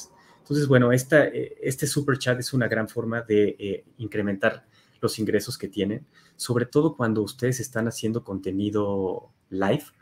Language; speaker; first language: Spanish; native; Spanish